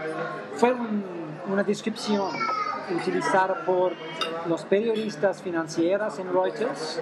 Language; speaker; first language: Spanish; non-native, fluent; English